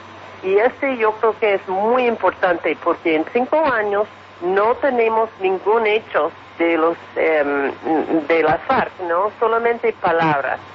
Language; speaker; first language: Spanish; non-native, fluent; English